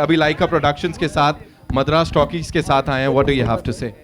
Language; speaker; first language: Hindi; native; Hindi